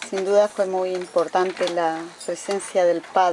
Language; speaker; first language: Spanish; native; Spanish